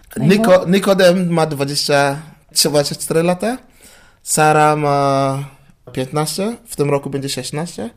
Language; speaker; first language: Polish; non-native, learner; English